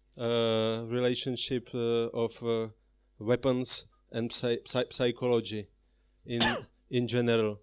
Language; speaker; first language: English; non-native, fluent; Czech